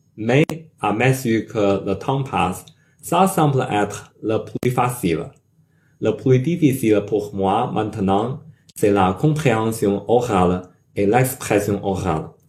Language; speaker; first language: French; non-native, learner; Chinese